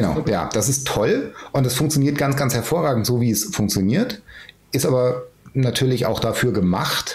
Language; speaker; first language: German; native; German